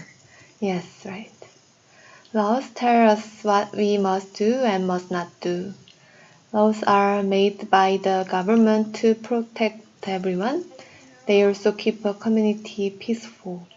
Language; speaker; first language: English; non-native, learner; Korean